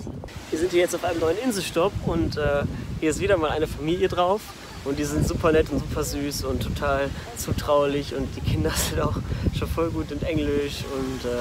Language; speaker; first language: German; native; German